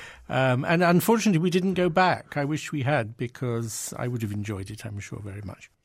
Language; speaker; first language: English; native; English